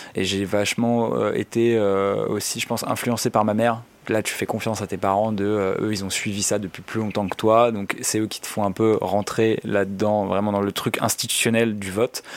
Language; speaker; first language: French; native; French